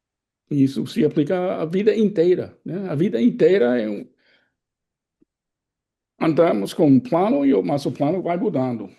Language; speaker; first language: Portuguese; non-native, fluent; English